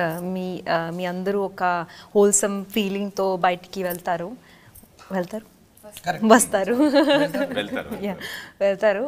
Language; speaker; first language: Telugu; non-native, local second language; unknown